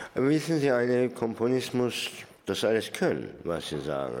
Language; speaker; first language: German; non-native, fluent; Turkish